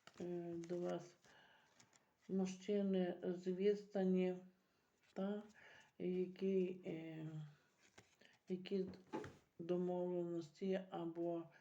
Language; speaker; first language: Ukrainian; native; Ukrainian